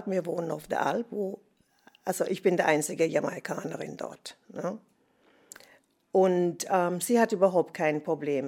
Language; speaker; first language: German; non-native, fluent; English